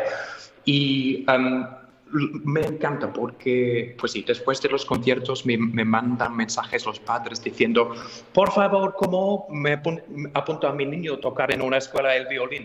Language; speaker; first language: Spanish; non-native, fluent; English